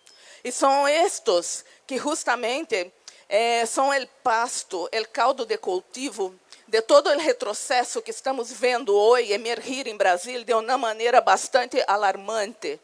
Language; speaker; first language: Portuguese; non-native, fluent; Spanish